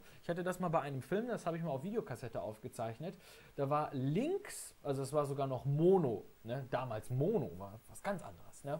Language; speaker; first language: German; native; German